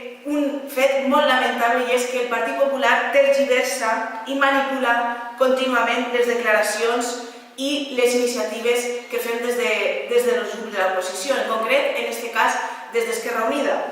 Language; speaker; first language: Catalan; native; Catalan